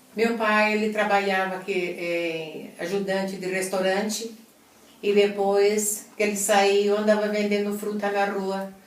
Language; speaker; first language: Portuguese; non-native, fluent; Italian